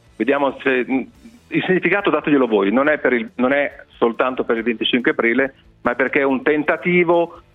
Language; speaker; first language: Italian; native; Italian